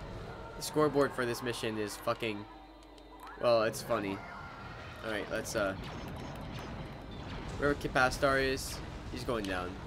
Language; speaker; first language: English; native; English